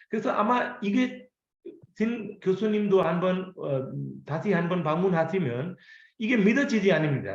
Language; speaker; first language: Korean; non-native, fluent; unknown